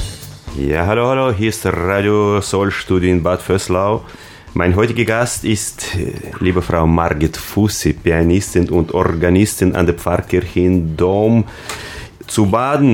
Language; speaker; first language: German; native; German